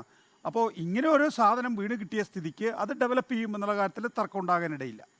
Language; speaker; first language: Malayalam; native; Malayalam